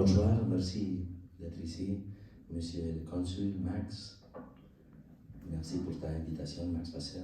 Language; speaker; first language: French; non-native, learner; Spanish